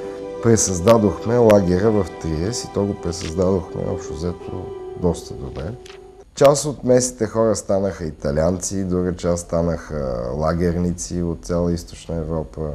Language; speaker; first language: Bulgarian; native; Bulgarian